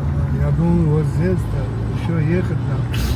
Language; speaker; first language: Russian; non-native, local second language; Uzbek